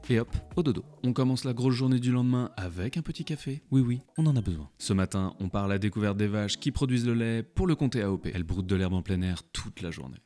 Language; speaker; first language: French; native; French